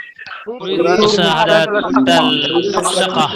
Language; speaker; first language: Arabic; non-native, learner; Bangla